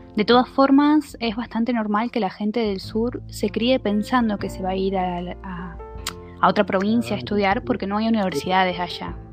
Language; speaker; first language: Spanish; native; Spanish